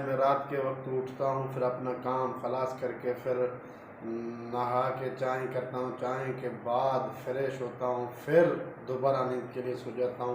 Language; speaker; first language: Hindi; non-native, local second language; Baluchi